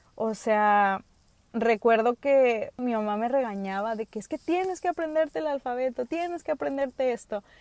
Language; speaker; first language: Spanish; early bilingual, other home language; English